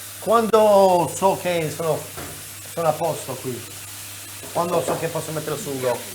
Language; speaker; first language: Italian; non-native, fluent; English